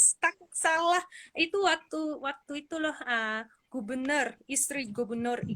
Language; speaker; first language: Indonesian; non-native, fluent; English